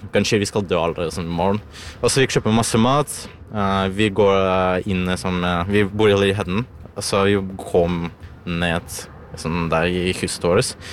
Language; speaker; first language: Norwegian; non-native, learner; Russian